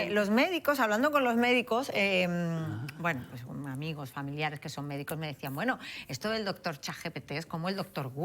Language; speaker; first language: Spanish; native; Spanish